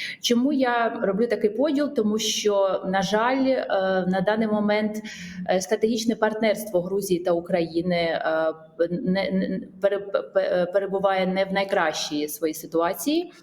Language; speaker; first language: Ukrainian; non-native, fluent; Georgian